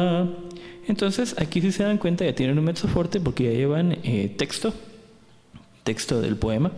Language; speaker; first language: Spanish; native; Spanish